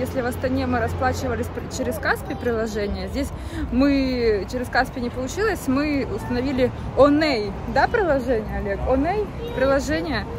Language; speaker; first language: Russian; native; Russian